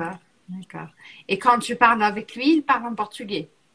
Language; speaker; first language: French; non-native, fluent; Portuguese